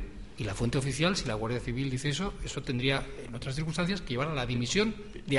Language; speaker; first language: Spanish; native; Spanish